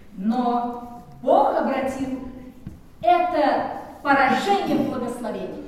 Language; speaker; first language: Russian; native; Russian